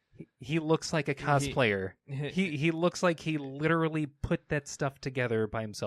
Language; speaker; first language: English; native; English